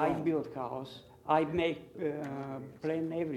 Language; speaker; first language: English; non-native, learner; Bulgarian